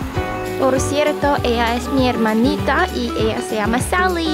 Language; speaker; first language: Spanish; non-native, fluent; Korean